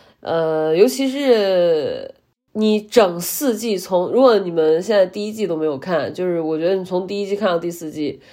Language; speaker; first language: Chinese; native; Chinese